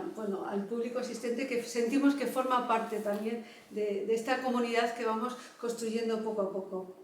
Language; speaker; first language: Spanish; native; Spanish